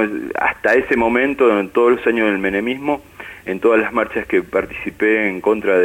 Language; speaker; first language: Spanish; native; Spanish